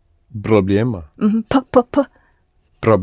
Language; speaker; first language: Russian; non-native, learner; English